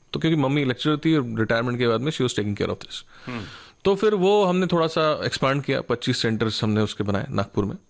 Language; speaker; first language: Hindi; non-native, local second language; Marathi